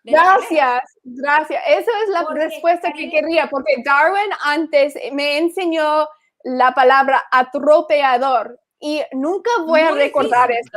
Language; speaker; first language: Spanish; non-native, fluent; English